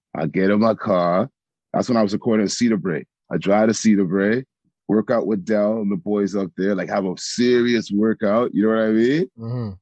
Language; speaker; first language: English; native; English